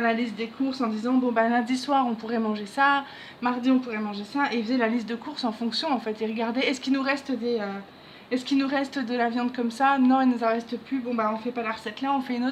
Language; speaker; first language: French; native; French